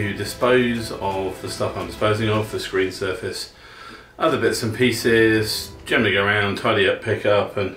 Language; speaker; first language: English; native; English